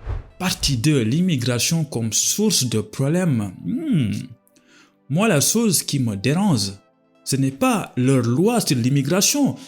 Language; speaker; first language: French; non-native, local second language; Wolof